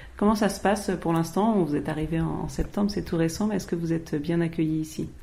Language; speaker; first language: French; native; French